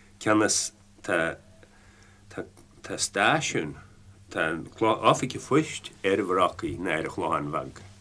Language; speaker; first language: Irish; native; Irish